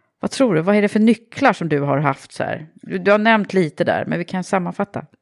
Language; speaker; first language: Swedish; native; Swedish